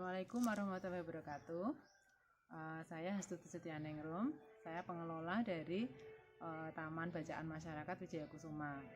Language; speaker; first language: Indonesian; native; Indonesian